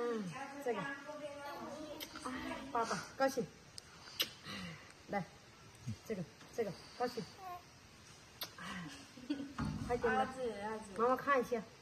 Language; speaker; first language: Chinese; non-native, learner; Nepali